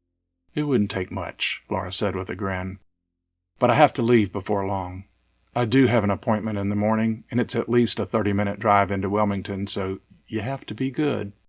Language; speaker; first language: English; native; English